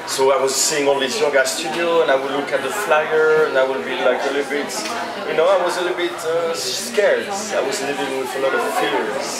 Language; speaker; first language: English; non-native, fluent; French